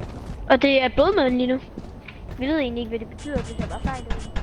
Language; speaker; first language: Danish; native; Danish